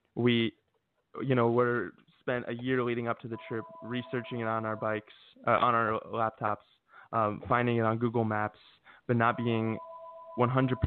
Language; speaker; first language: English; native; English